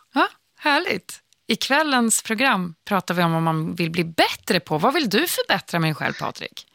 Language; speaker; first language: Swedish; native; Swedish